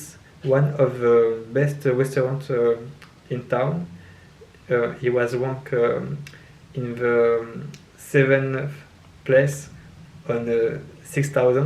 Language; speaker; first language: English; non-native, learner; French